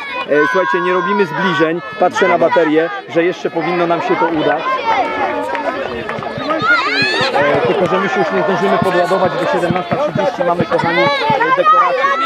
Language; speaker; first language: Polish; native; Polish